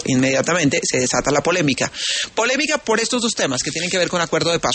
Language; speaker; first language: Spanish; native; Spanish